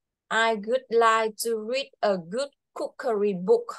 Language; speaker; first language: English; non-native, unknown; Vietnamese